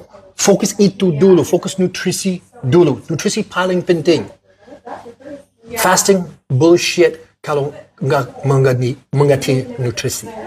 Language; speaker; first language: Indonesian; non-native, learner; English